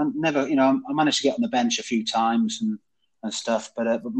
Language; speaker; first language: English; native; English